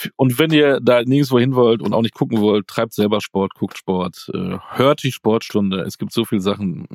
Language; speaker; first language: German; native; German